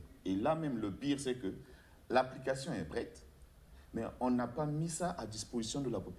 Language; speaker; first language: French; non-native, local second language; Lingala